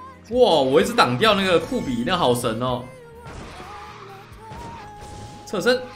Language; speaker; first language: Chinese; native; Chinese